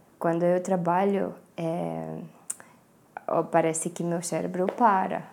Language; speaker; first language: Portuguese; non-native, fluent; Estonian